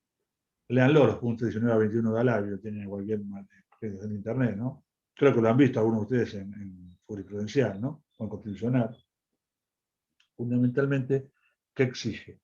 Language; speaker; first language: Spanish; native; Spanish